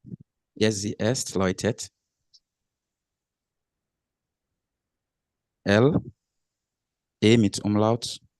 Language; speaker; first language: German; non-native, learner; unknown